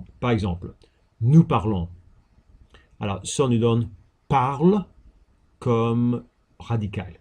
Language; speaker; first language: French; non-native, fluent; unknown